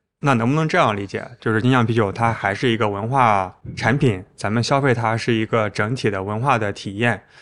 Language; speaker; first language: Chinese; native; Chinese